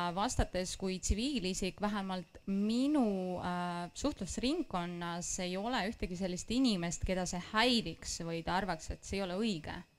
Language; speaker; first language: Estonian; non-native, local second language; Russian